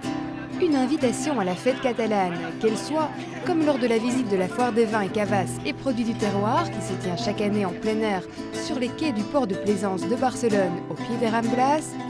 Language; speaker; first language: French; native; French